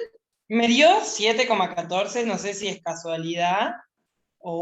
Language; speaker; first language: Spanish; native; Spanish